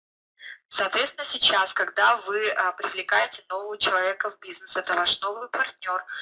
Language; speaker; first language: Russian; native; Russian